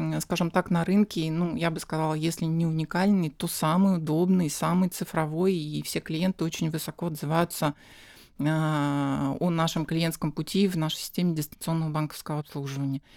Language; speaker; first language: Russian; native; Russian